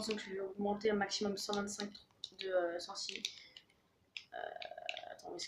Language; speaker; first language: French; native; French